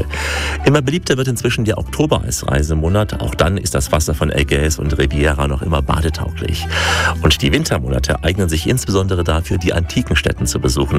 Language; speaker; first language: German; native; German